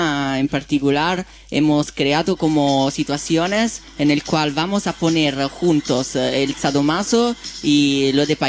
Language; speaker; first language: Spanish; non-native, fluent; Italian